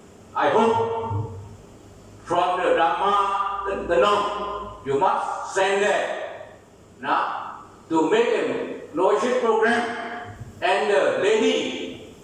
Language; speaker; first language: English; non-native, learner; Thai